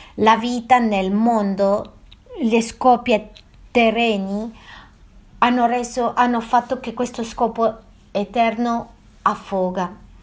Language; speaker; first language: Italian; non-native, fluent; Spanish